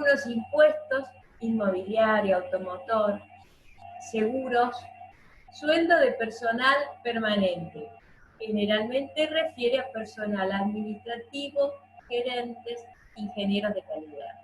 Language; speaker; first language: Spanish; native; Spanish